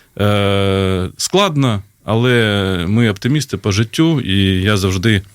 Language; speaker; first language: Ukrainian; native; Ukrainian